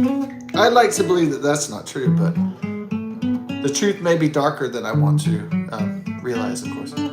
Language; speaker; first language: English; native; English